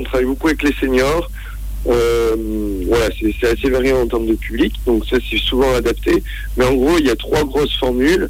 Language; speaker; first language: French; native; French